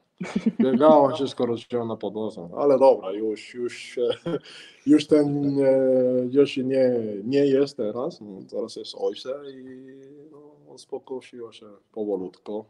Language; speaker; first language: Polish; non-native, learner; Spanish